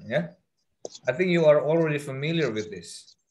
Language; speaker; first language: English; non-native, fluent; Indonesian